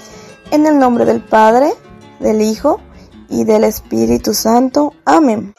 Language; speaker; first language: Spanish; native; Spanish